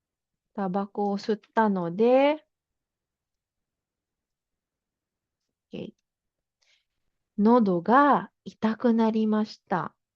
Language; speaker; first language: Japanese; non-native, fluent; Filipino